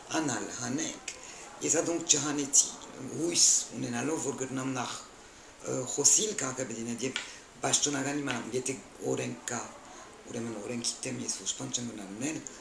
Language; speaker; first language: Armenian; early bilingual, heritage; Armenian